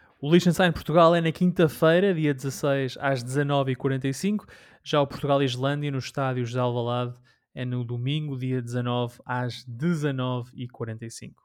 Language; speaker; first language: Portuguese; native; Portuguese